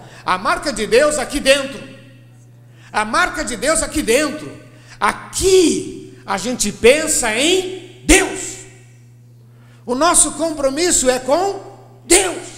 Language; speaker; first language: Portuguese; native; Portuguese